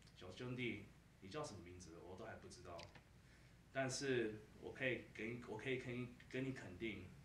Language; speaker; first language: Chinese; early bilingual, heritage; Chinese